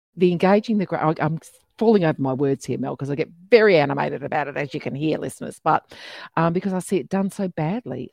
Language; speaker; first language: English; native; English